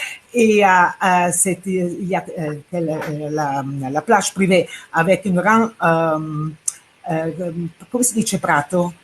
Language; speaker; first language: French; non-native, fluent; Italian